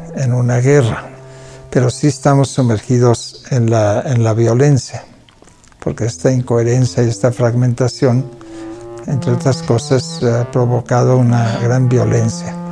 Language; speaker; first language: Spanish; non-native, local second language; Catalan